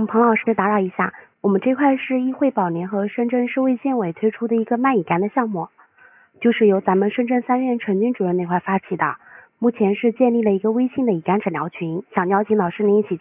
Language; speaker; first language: Chinese; native; Chinese